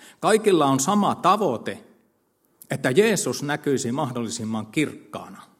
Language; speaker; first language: Finnish; native; Finnish